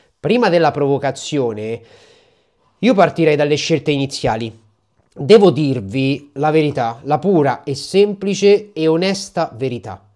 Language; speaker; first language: Italian; native; Italian